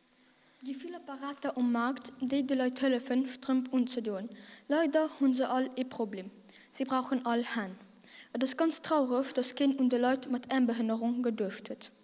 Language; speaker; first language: German; non-native, learner; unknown